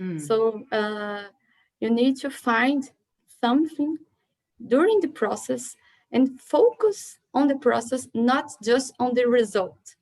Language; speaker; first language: English; non-native, learner; Portuguese